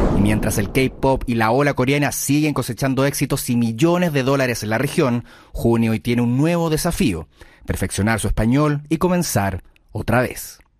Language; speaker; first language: Spanish; native; Spanish